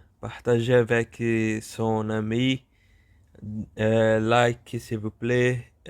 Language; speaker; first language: French; non-native, learner; Portuguese